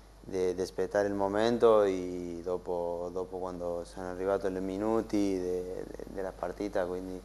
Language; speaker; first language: Italian; non-native, learner; Spanish